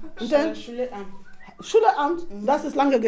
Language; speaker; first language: German; non-native, fluent; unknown